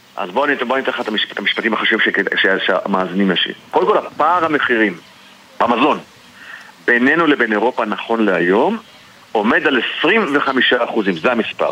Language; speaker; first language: Hebrew; native; Hebrew